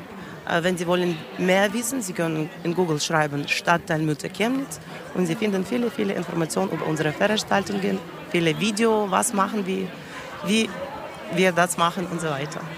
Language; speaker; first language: German; non-native, learner; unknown